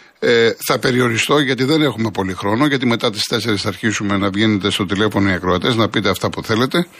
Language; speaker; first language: Greek; native; Greek